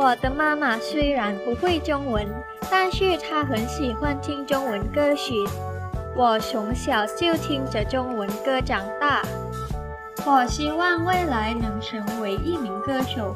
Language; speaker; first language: Chinese; non-native, fluent; Thai